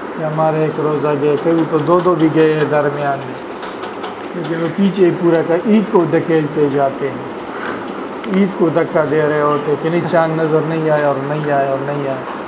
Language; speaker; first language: Urdu; non-native, local second language; Pashto